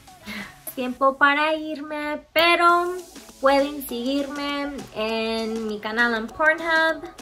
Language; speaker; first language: Spanish; early bilingual, heritage; Spanish